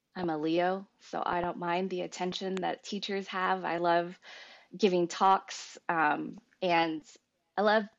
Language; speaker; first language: English; native; English